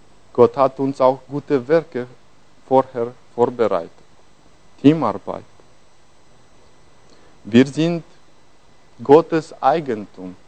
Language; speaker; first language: German; non-native, fluent; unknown